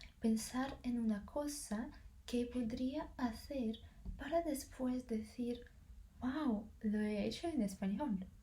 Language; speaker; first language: Spanish; non-native, fluent; Russian